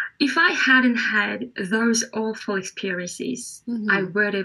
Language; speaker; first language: English; non-native, fluent; Korean